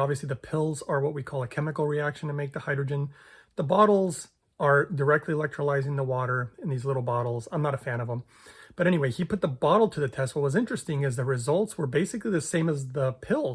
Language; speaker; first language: English; native; English